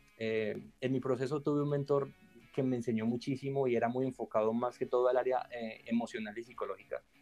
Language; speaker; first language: Spanish; native; Spanish